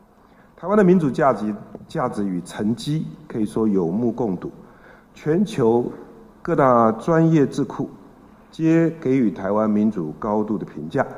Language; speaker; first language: Chinese; native; Chinese